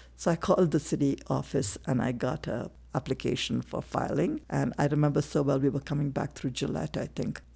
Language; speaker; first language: English; non-native, local second language; Tamil